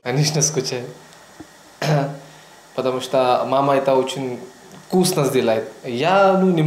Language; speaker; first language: Russian; non-native, learner; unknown